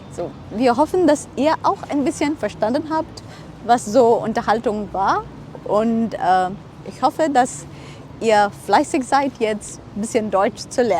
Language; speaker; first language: German; non-native, fluent; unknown